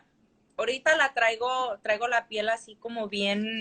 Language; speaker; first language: Spanish; early bilingual, heritage; Spanish